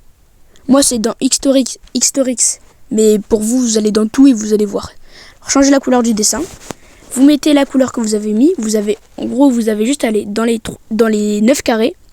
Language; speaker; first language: French; native; French